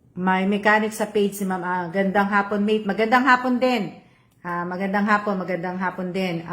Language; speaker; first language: Filipino; native; Filipino